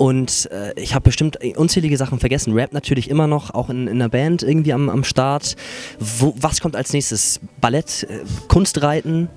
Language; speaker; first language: German; native; German